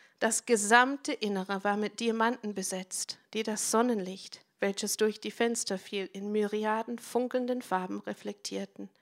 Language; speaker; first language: German; non-native, fluent; English